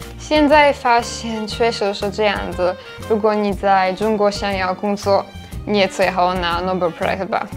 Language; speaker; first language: Chinese; non-native, fluent; Slovak